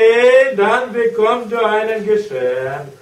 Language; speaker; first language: German; non-native, learner; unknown